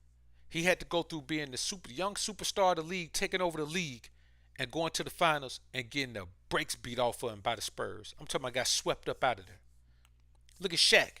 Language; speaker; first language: English; native; English